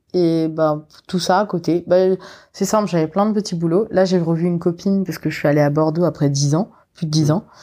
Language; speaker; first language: French; non-native, local second language; Morisyen